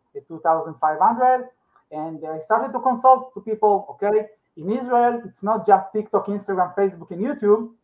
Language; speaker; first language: English; non-native, learner; Hebrew